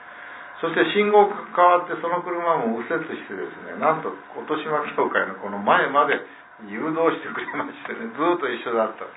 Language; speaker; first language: Japanese; native; Japanese